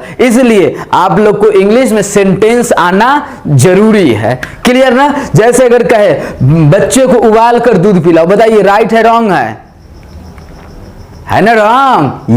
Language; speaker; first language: Hindi; native; Hindi